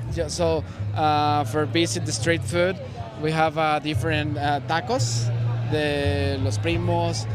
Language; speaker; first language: English; non-native, learner; Spanish